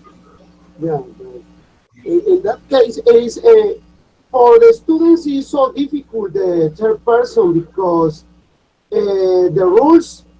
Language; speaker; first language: English; non-native, learner; Spanish